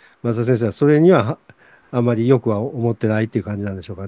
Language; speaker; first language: Japanese; native; Japanese